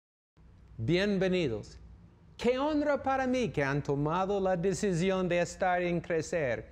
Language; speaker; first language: Spanish; non-native, fluent; English